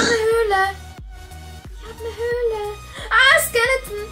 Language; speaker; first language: German; native; German